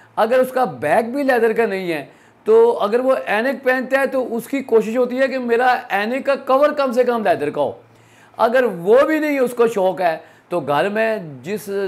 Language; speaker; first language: Urdu; non-native, local second language; Punjabi